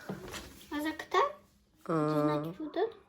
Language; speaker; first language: Russian; early bilingual, heritage; Russian